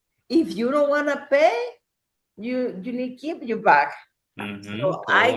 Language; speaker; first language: English; non-native, learner; Spanish